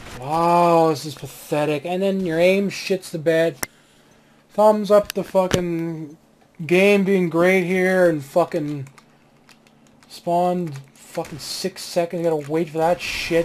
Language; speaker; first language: English; native; English